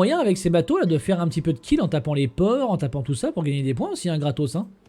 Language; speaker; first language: French; native; French